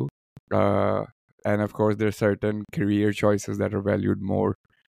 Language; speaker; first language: English; non-native, local second language; Urdu